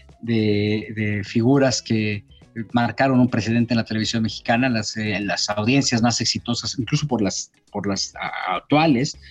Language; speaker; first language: Spanish; native; Spanish